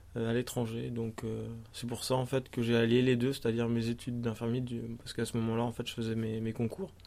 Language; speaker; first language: French; native; French